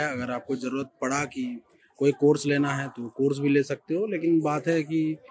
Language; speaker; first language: Hindi; non-native, local second language; Bangla